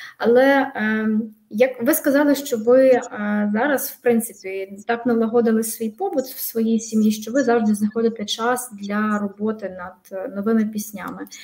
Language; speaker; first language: Ukrainian; native; Ukrainian